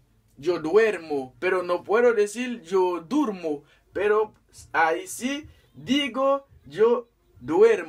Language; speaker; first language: Spanish; non-native, fluent; Haitian Creole